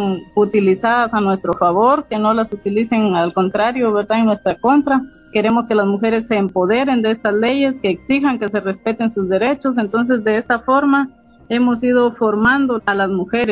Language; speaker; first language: Spanish; native; Spanish